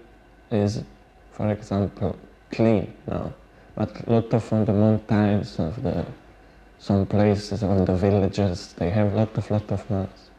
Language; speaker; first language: English; non-native, learner; Bosnian